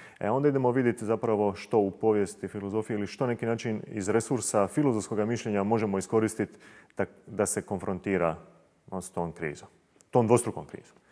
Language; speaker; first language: Croatian; native; Croatian